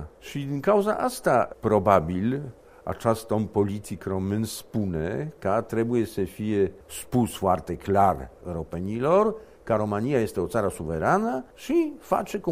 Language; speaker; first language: Romanian; non-native, fluent; Polish